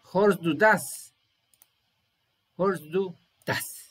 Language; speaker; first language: German; non-native, learner; Serbian